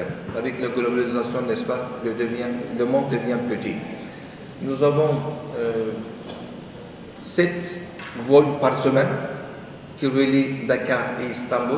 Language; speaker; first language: French; non-native, fluent; Turkish